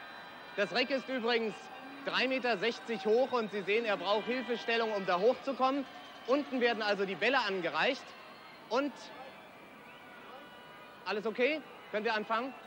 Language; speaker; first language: German; native; German